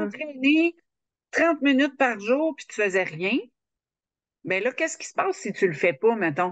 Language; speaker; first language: French; native; French